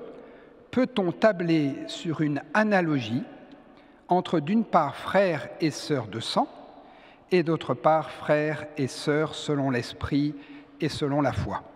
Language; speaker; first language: French; native; French